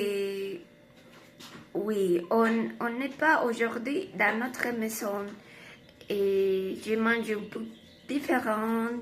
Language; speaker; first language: French; non-native, learner; Spanish